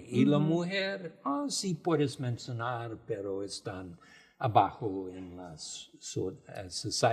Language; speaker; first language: Spanish; non-native, fluent; English